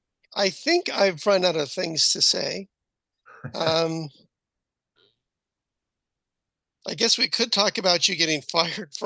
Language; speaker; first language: English; native; English